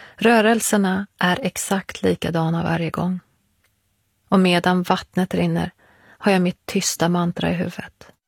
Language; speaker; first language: Swedish; early bilingual, other home language; Persian